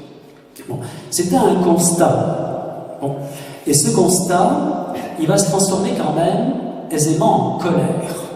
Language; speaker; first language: French; native; French